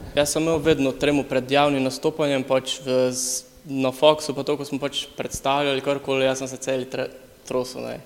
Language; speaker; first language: Slovenian; native; Slovenian